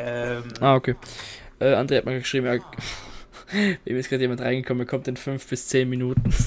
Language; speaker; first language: German; native; German